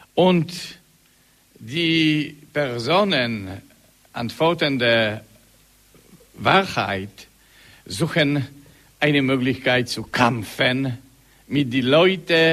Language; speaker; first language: German; non-native, learner; Polish